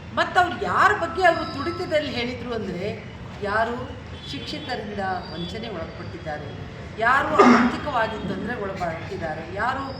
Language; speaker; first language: Kannada; non-native, local second language; Lambadi